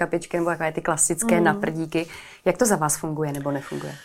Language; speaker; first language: Czech; native; Czech